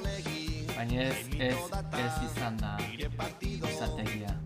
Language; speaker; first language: Basque; non-native, learner; English